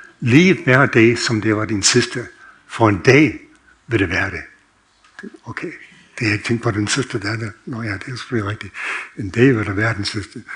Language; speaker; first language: Danish; non-native, fluent; English